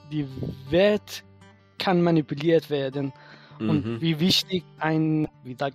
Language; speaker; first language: German; non-native, fluent; Persian